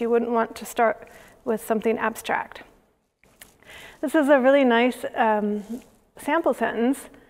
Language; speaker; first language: English; native; English